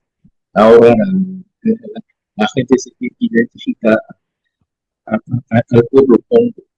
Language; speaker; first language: Spanish; non-native, learner; French